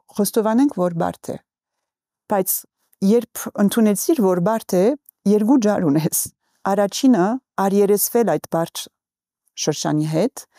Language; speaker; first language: Armenian; early bilingual, heritage; Armenian